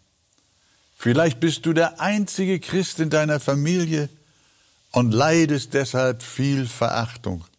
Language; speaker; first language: German; native; German